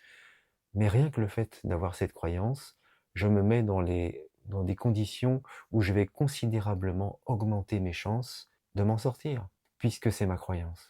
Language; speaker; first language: French; native; French